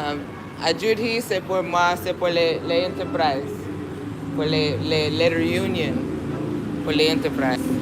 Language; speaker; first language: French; non-native, learner; English